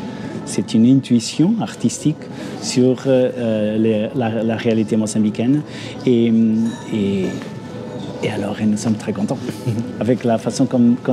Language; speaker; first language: French; non-native, fluent; Portuguese